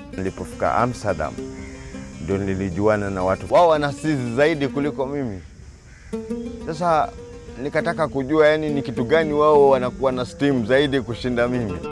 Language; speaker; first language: Swahili; native; Swahili